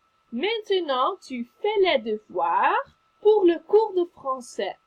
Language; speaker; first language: French; non-native, fluent; Dutch